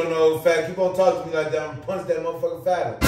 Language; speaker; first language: English; native; English